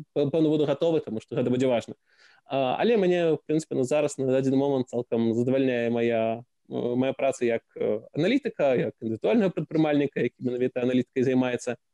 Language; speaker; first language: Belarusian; native; Belarusian